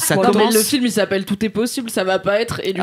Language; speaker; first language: French; native; French